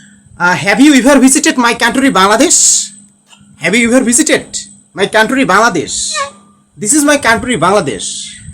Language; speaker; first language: English; non-native, learner; Bangla